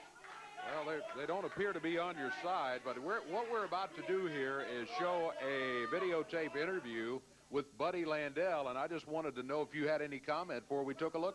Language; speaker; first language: English; native; English